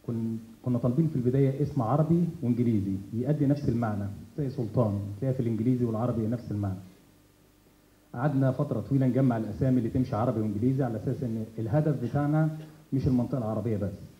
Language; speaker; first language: Arabic; native; Arabic